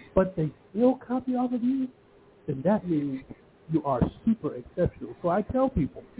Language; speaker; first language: English; early bilingual, other home language; Yoruba